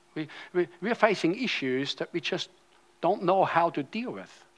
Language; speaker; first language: English; non-native, fluent; German